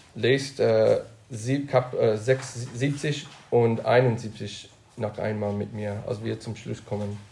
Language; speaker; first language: German; non-native, fluent; English